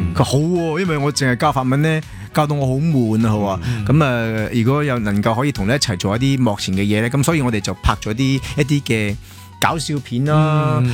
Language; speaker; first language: Cantonese; early bilingual, heritage; Cantonese